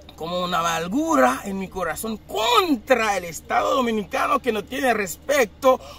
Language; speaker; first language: Spanish; non-native, fluent; Haitian Creole